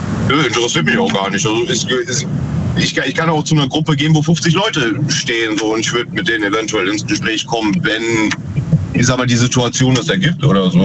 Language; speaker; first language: German; native; German